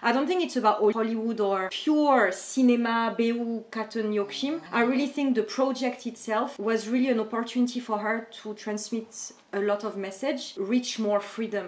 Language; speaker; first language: English; non-native, fluent; French